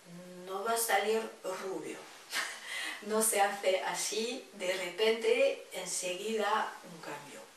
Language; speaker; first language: Spanish; non-native, fluent; French